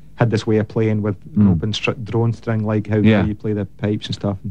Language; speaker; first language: English; native; English